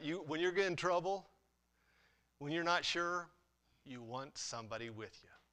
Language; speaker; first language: English; native; English